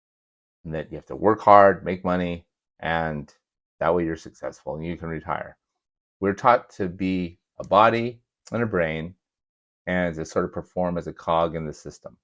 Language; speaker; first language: English; native; English